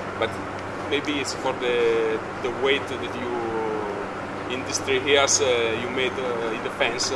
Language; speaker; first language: English; non-native, learner; Italian